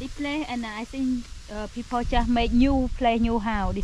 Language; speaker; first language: English; non-native, local second language; Khmer